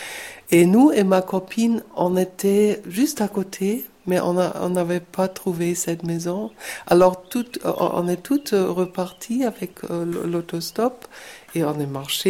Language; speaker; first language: French; non-native, fluent; German